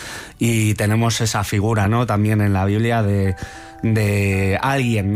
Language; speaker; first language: Spanish; native; Spanish